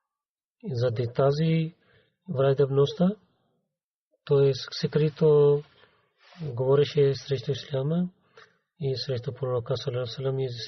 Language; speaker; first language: Bulgarian; non-native, learner; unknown